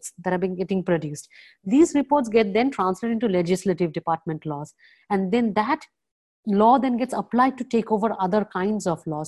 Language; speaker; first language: English; non-native, local second language; Bangla